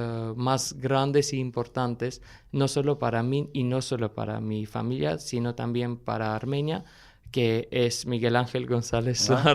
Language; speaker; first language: Spanish; non-native, fluent; Armenian